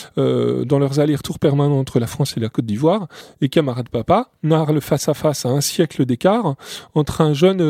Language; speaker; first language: French; native; French